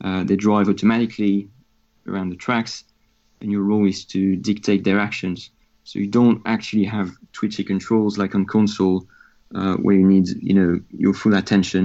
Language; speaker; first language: English; non-native, fluent; French